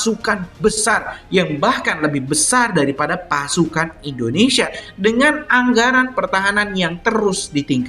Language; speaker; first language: Indonesian; native; Indonesian